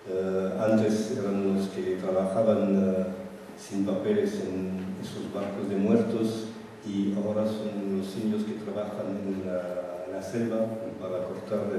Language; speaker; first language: Spanish; non-native, fluent; French